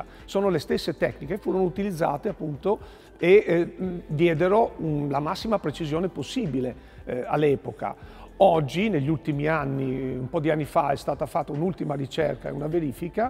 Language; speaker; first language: Italian; native; Italian